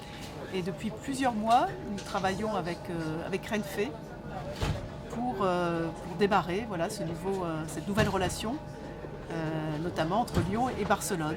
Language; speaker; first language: French; native; French